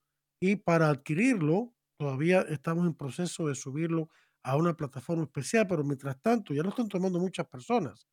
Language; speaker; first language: Spanish; native; Spanish